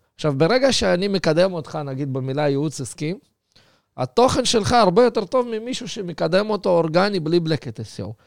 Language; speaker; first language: Hebrew; early bilingual, other home language; Russian